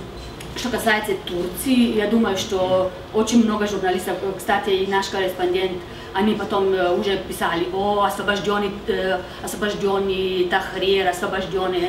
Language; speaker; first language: Russian; non-native, fluent; Slovenian